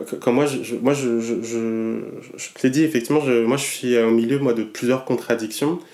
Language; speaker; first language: French; non-native, local second language; Malagasy